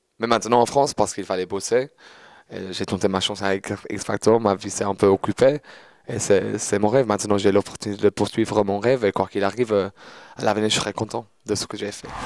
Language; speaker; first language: French; non-native, fluent; English